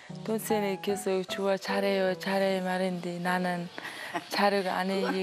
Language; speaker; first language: Korean; non-native, learner; Uzbek